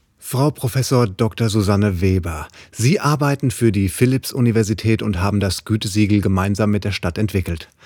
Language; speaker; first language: German; native; German